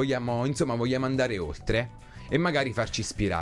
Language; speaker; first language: Italian; native; Italian